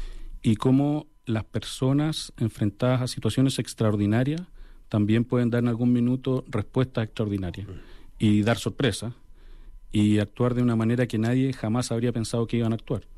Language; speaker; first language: Spanish; native; Spanish